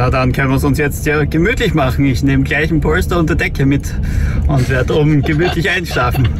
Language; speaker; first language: German; native; German